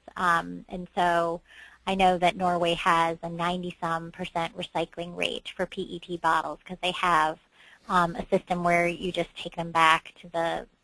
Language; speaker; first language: English; native; English